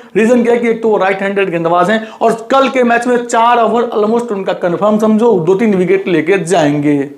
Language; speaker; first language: Hindi; native; Hindi